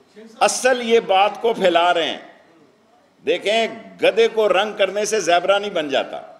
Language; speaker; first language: Urdu; non-native, local second language; Punjabi